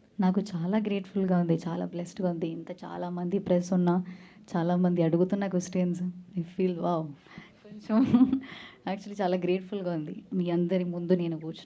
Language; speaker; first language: Telugu; non-native, learner; Malayalam